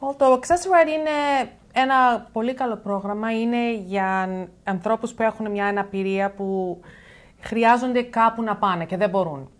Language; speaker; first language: Greek; early bilingual, heritage; Greek